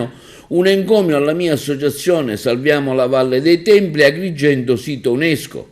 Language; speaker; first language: Italian; native; Italian